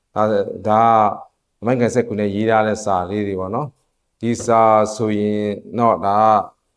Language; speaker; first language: Burmese; non-native, local second language; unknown